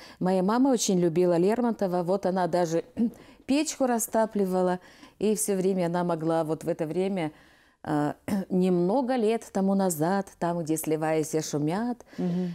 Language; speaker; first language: Russian; non-native, local second language; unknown